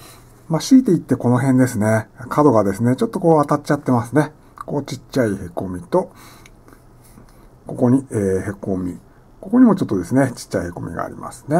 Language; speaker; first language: Japanese; native; Japanese